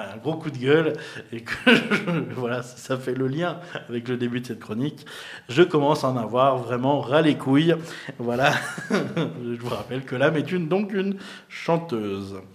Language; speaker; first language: French; native; French